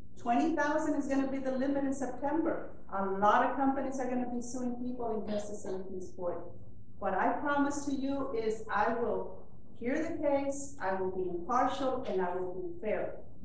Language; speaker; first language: English; early bilingual, other home language; Spanish